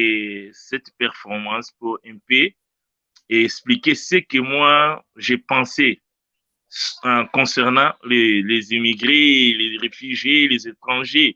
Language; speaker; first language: French; non-native, local second language; Luba-Lulua